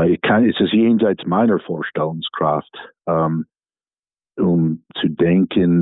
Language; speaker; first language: German; non-native, fluent; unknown